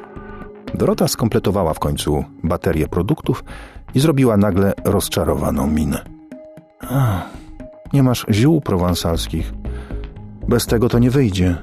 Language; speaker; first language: Polish; native; Polish